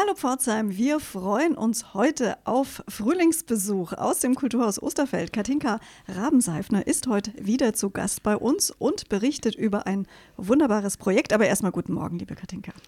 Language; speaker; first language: German; native; German